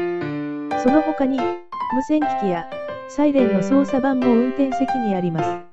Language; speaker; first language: Japanese; native; Japanese